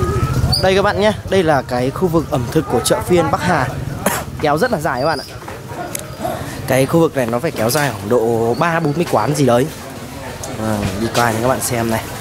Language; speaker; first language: Vietnamese; native; Vietnamese